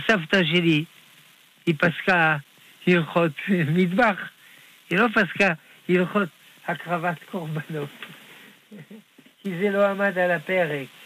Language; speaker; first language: Hebrew; non-native, fluent; French